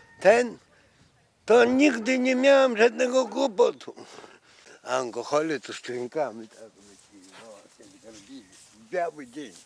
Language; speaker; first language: Polish; non-native, local second language; Ukrainian